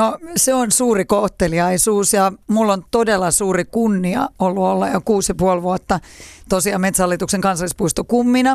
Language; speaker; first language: Finnish; native; Finnish